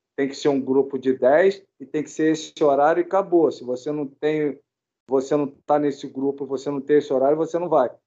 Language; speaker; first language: Portuguese; native; Portuguese